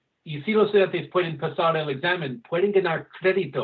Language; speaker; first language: Spanish; non-native, fluent; English